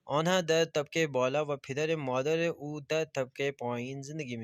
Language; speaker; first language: Persian; non-native, fluent; Urdu